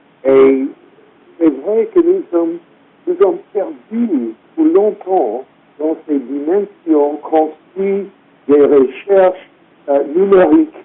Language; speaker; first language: French; non-native, fluent; English